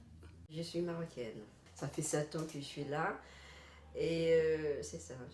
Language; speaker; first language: French; non-native, local second language; Arabic